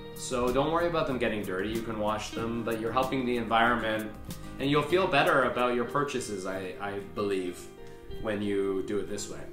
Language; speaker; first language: English; native; English